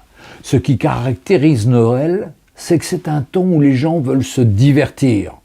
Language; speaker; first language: French; native; French